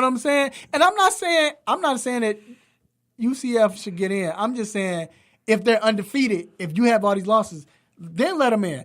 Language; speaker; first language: English; native; English